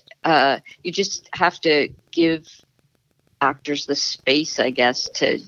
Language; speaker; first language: English; native; English